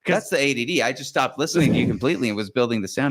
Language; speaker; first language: English; native; English